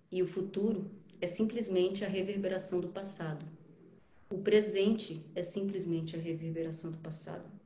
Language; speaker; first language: Portuguese; native; Portuguese